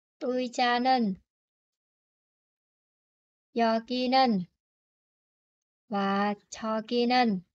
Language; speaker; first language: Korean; non-native, fluent; Vietnamese